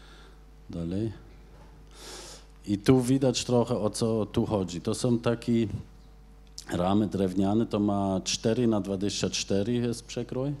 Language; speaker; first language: Polish; non-native, fluent; German